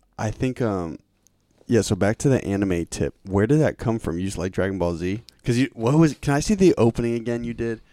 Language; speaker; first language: English; native; English